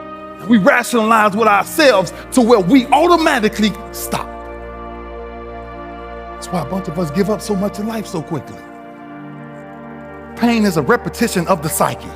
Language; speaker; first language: English; native; English